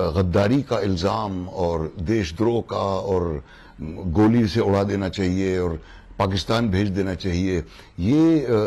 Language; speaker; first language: Hindi; native; Hindi